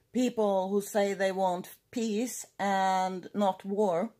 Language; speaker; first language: English; non-native, fluent; Swedish